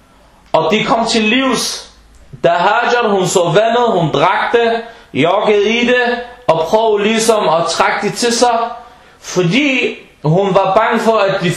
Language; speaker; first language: Danish; early bilingual, other home language; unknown